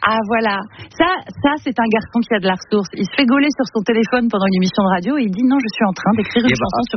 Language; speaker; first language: French; native; French